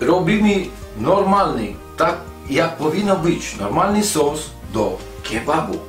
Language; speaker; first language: Polish; non-native, fluent; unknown